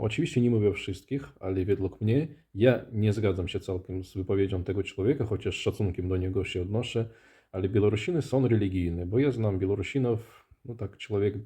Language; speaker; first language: Polish; non-native, fluent; Russian